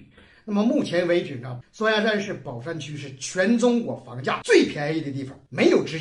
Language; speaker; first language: Chinese; native; Chinese